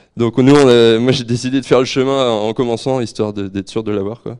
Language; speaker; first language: French; native; French